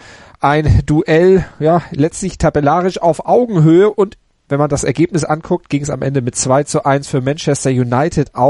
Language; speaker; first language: German; native; German